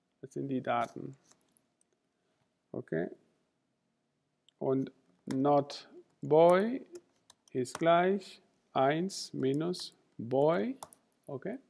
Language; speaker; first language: German; non-native, fluent; Spanish